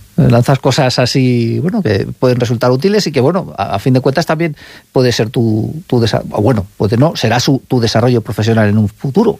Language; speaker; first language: Spanish; native; Spanish